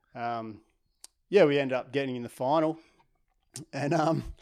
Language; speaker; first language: English; native; English